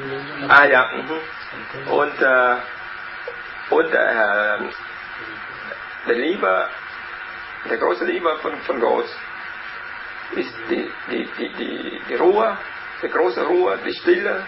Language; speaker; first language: German; non-native, learner; Vietnamese